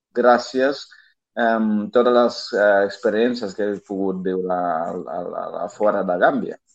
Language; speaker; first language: Catalan; non-native, fluent; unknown